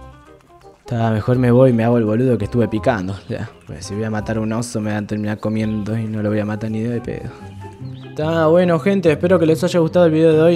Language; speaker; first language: Spanish; native; Spanish